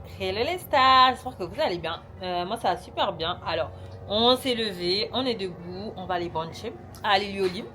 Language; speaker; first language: French; native; French